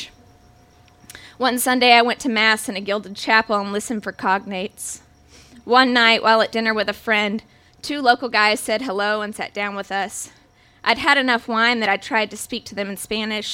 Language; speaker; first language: English; native; English